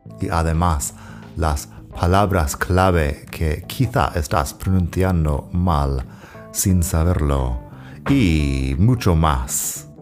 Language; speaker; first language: Spanish; non-native, fluent; English